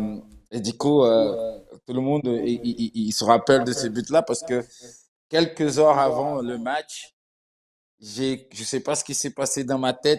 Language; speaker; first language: French; non-native, fluent; Portuguese